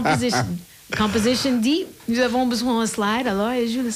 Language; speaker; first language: French; non-native, learner; English